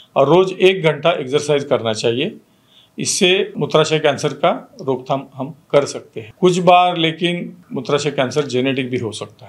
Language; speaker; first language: Hindi; non-native, local second language; Marathi